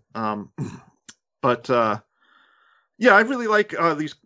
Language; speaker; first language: English; early bilingual, other home language; Spanish